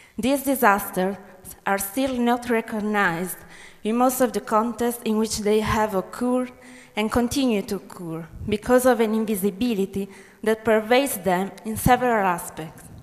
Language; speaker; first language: English; non-native, fluent; Italian